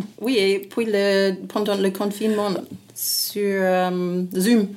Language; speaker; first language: French; non-native, learner; English